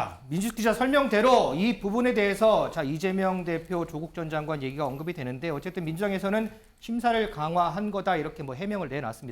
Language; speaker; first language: Korean; native; Korean